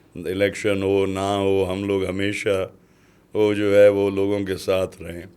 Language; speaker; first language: Urdu; non-native, local second language; Sindhi